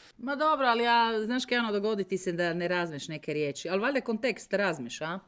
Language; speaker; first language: Croatian; native; Croatian